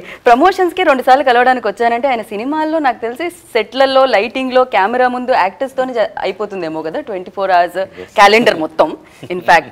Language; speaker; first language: Telugu; native; Telugu